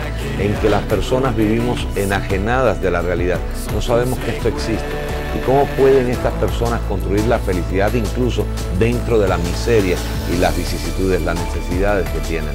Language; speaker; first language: Spanish; native; Spanish